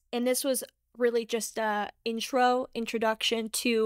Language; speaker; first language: English; native; English